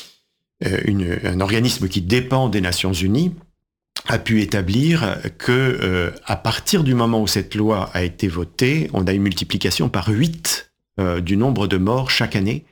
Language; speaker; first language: French; native; French